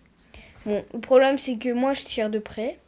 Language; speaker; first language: French; native; French